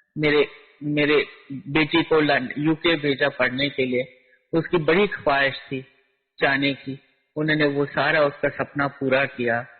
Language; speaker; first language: Hindi; native; Hindi